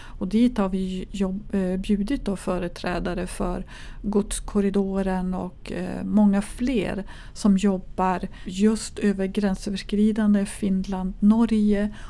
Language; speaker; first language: Swedish; native; Swedish